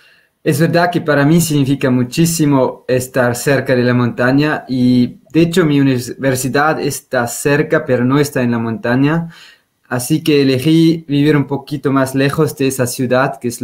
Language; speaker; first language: Spanish; non-native, fluent; Swiss German